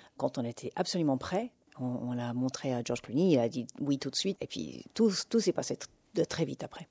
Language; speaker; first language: French; non-native, fluent; English